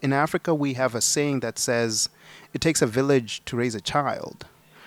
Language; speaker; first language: English; non-native, local second language; Shona